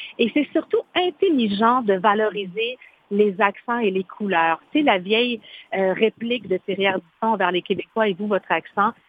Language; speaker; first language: French; early bilingual, other home language; Spanish